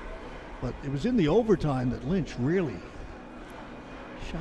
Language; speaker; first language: English; native; English